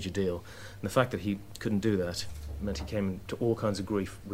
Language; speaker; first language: English; native; English